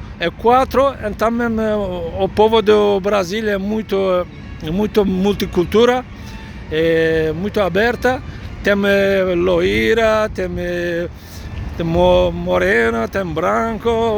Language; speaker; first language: Portuguese; non-native, learner; Turkish